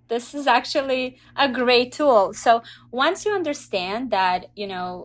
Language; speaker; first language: English; early bilingual, other home language; Russian